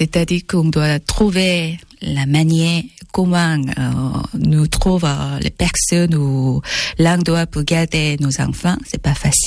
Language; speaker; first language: French; non-native, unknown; Korean